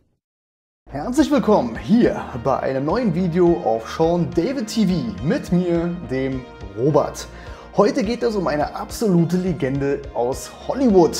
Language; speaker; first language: German; native; German